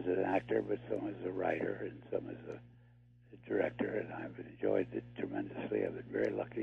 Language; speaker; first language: English; native; English